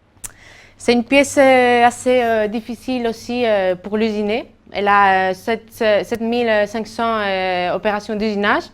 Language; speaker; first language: French; non-native, fluent; Spanish